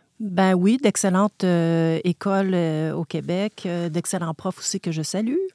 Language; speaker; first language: French; native; French